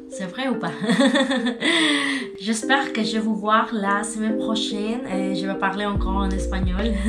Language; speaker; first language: French; non-native, learner; Spanish